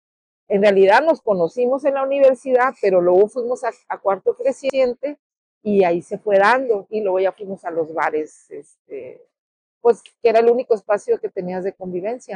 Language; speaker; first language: Spanish; native; Spanish